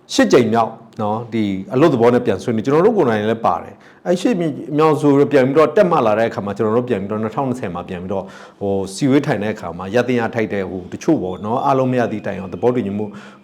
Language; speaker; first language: Burmese; non-native, local second language; S'gaw Karen